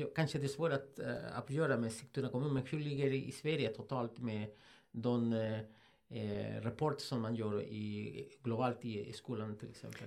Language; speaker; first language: Swedish; non-native, fluent; Spanish